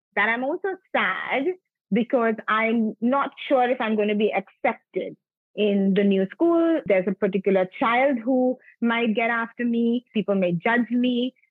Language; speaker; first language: English; non-native, local second language; Punjabi